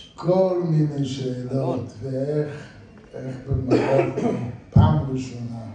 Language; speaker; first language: Hebrew; non-native, fluent; Yiddish